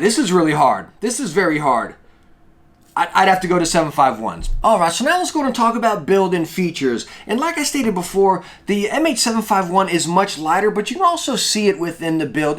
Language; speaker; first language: English; native; English